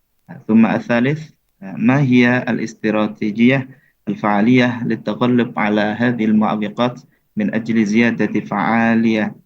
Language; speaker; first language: Arabic; non-native, fluent; Indonesian